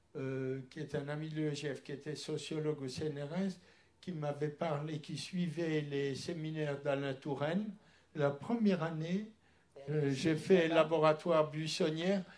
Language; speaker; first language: French; early bilingual, other home language; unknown